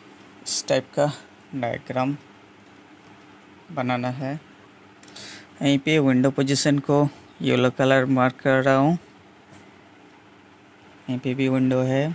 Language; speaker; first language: Hindi; non-native, local second language; Bangla